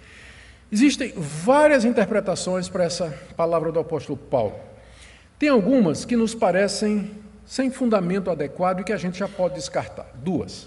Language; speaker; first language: Portuguese; native; Portuguese